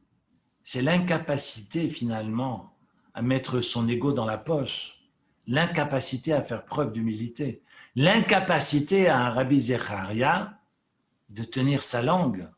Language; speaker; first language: French; native; French